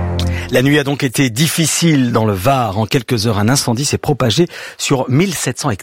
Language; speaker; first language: French; native; French